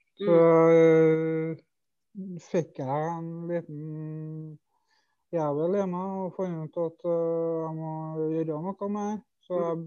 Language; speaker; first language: Norwegian; native; Norwegian